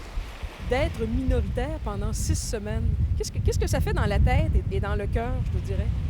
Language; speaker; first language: French; native; French